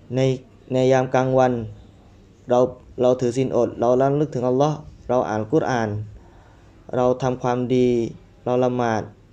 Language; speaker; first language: Thai; non-native, local second language; Malay